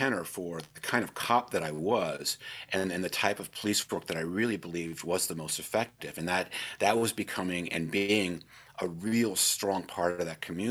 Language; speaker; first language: English; native; English